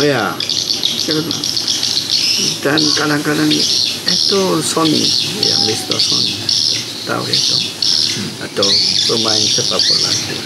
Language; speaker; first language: Indonesian; non-native, learner; Korean